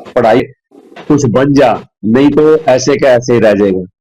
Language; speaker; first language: Hindi; non-native, local second language; Punjabi